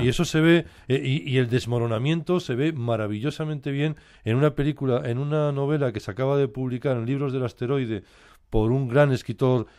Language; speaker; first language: Spanish; native; Spanish